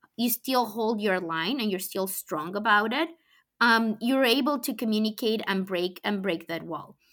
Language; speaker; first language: English; non-native, fluent; Spanish